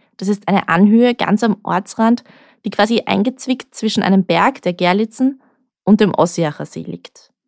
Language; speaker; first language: German; native; German